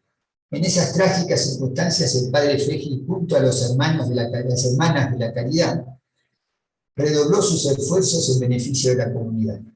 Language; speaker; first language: Spanish; native; Spanish